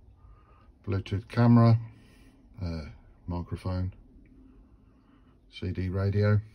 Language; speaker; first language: English; native; English